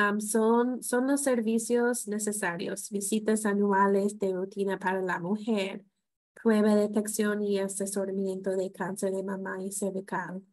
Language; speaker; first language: Spanish; non-native, fluent; English